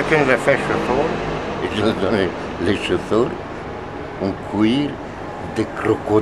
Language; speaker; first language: French; non-native, learner; Russian